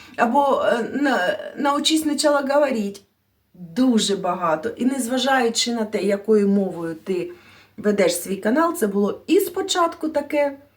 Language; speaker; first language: Ukrainian; non-native, local second language; Russian